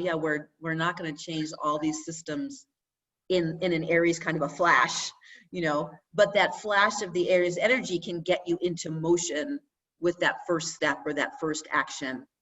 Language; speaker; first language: English; native; English